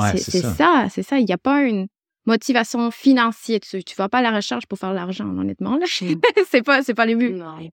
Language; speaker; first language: French; non-native, fluent; Spanish